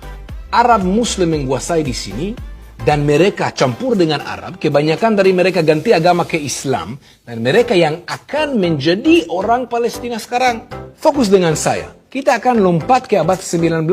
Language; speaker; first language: Indonesian; non-native, fluent; Hebrew